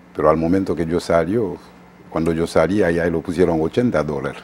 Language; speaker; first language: Spanish; non-native, fluent; Haitian Creole